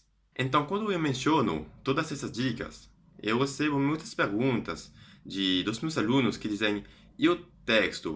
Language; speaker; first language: Portuguese; non-native, fluent; French